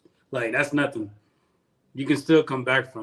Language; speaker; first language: English; native; English